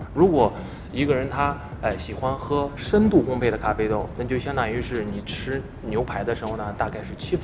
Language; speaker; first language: Chinese; native; Chinese